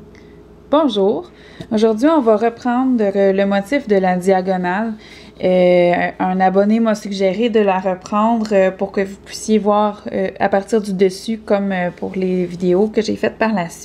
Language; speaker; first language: French; native; French